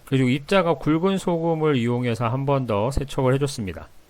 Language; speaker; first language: Korean; native; Korean